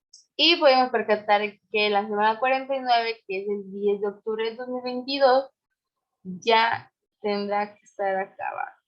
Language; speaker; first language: Spanish; native; Spanish